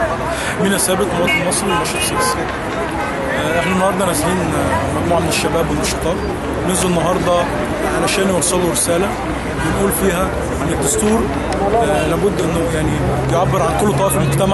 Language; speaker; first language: Arabic; native; Arabic